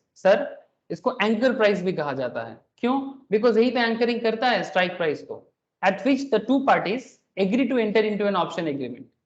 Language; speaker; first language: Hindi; non-native, local second language; Bangla